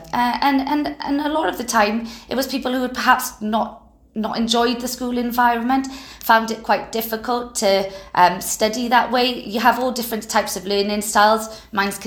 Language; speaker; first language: English; native; English